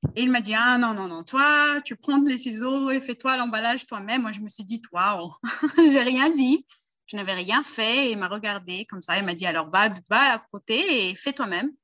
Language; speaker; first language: French; early bilingual, heritage; Portuguese